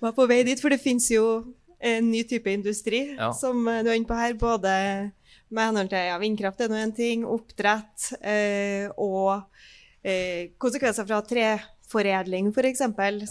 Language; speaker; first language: Norwegian; native; Norwegian